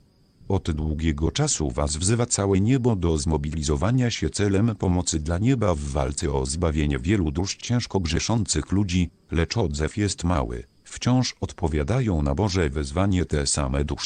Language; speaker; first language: Polish; native; Polish